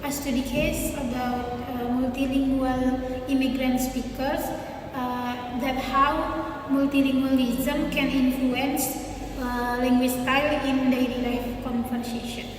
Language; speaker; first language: English; non-native, learner; Indonesian